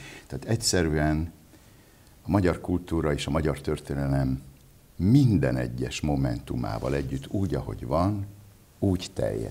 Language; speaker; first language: Hungarian; native; Hungarian